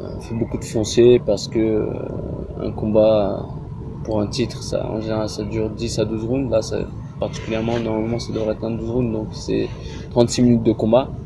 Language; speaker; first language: French; early bilingual, other home language; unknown